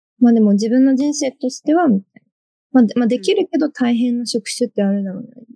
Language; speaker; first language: Japanese; early bilingual, other home language; Chinese